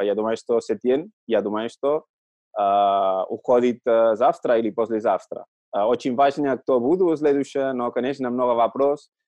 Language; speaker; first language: Russian; non-native, learner; Catalan